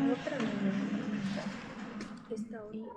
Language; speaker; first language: Spanish; native; Spanish